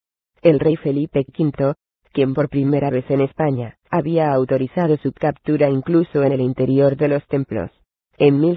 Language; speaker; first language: Spanish; native; Spanish